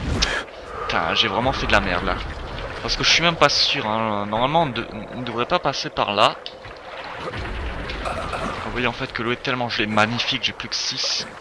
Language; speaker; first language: French; native; French